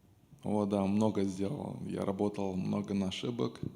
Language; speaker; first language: Russian; non-native, local second language; Romanian